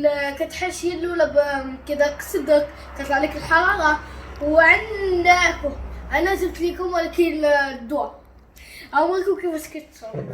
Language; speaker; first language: Arabic; native; Arabic